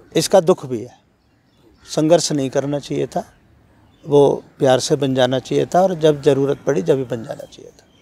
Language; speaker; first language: Hindi; native; Hindi